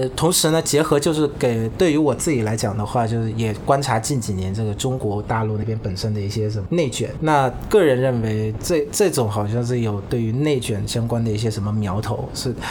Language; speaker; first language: Chinese; non-native, fluent; Vietnamese